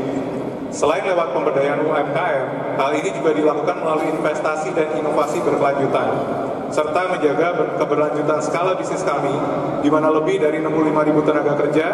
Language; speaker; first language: Indonesian; native; Indonesian